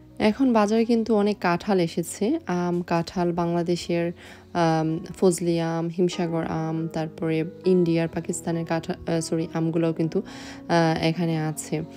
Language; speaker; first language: Bangla; native; Bangla